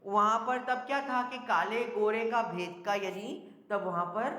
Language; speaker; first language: Hindi; non-native, local second language; Gujarati